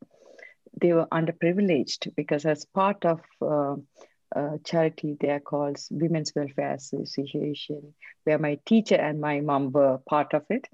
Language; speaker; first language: English; non-native, local second language; Tamil